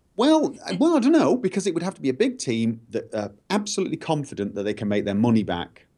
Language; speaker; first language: English; native; English